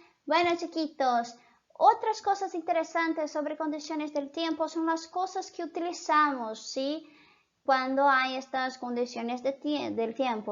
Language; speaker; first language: Spanish; non-native, fluent; Portuguese